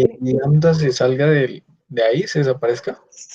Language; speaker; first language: Spanish; native; Spanish